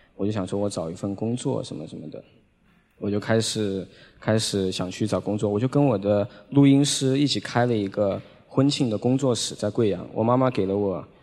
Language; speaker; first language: Chinese; native; Chinese